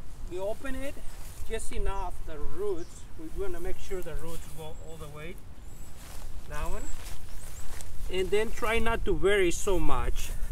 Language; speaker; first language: English; non-native, fluent; Spanish